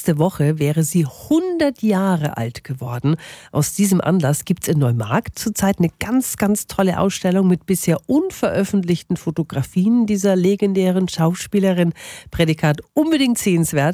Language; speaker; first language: German; native; German